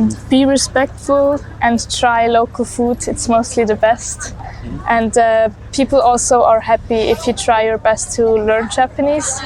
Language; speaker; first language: English; non-native, fluent; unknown